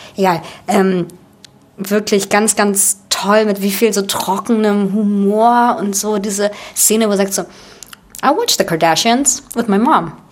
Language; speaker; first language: German; early bilingual, other home language; Russian